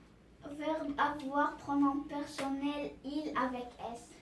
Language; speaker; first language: French; non-native, learner; Arabic